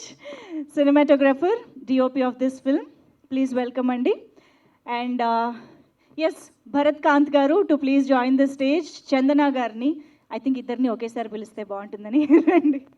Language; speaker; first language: Telugu; native; Telugu